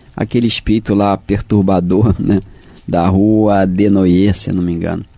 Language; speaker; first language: Portuguese; native; Portuguese